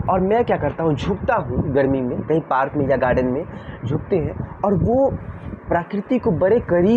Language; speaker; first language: Hindi; native; Hindi